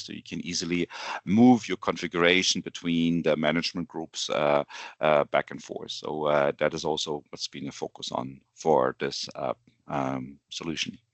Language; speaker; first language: English; non-native, fluent; German